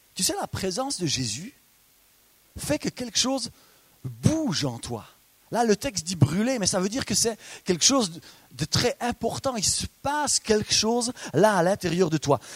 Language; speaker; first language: French; native; French